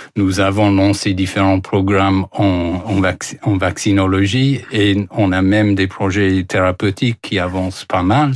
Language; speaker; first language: French; non-native, fluent; English